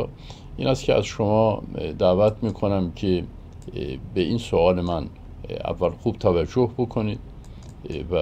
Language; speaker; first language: Persian; native; Persian